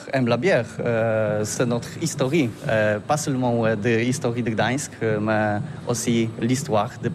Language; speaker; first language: French; non-native, learner; Polish